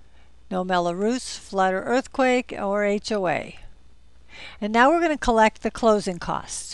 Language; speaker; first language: English; native; English